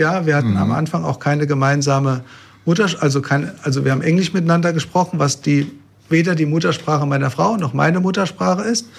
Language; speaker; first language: German; native; German